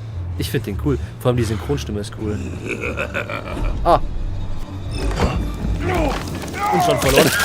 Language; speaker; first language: German; native; German